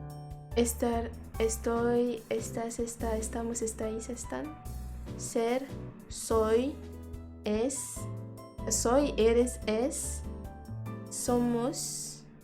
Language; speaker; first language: Spanish; non-native, learner; French